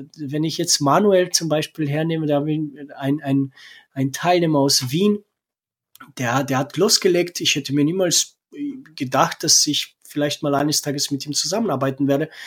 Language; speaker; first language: German; non-native, fluent; Romanian